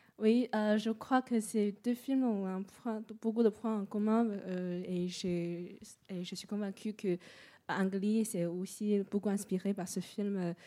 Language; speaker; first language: French; non-native, fluent; Chinese